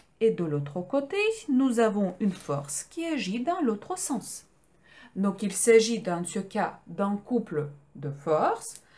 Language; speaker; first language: French; non-native, fluent; Ukrainian